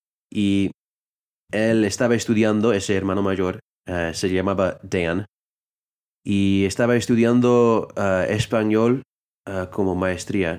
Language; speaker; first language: Spanish; non-native, fluent; English